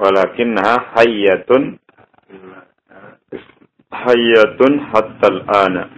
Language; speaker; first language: Arabic; non-native, fluent; Indonesian